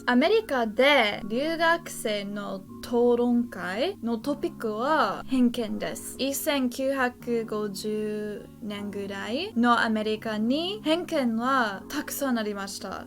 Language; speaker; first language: Japanese; non-native, learner; English